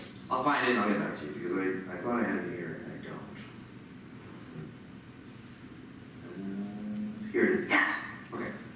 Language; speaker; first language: English; early bilingual, other home language; Spanish